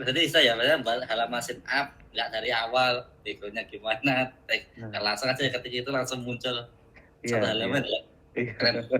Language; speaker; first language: Indonesian; native; Indonesian